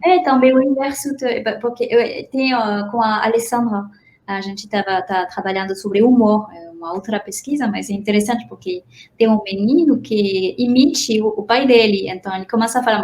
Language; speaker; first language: Portuguese; non-native, fluent; French